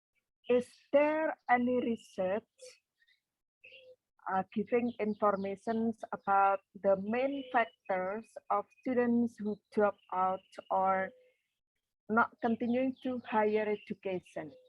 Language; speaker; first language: English; non-native, fluent; Indonesian